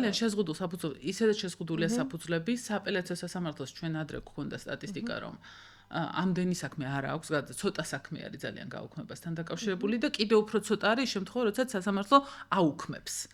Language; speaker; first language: Georgian; native; Georgian